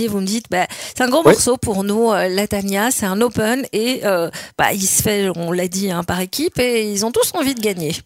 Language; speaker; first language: French; native; French